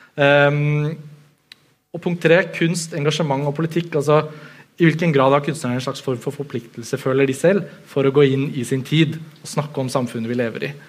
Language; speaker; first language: Norwegian; native; Norwegian